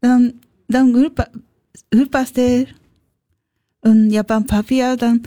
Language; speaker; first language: German; non-native, learner; Japanese